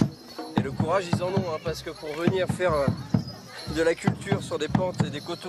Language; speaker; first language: French; native; French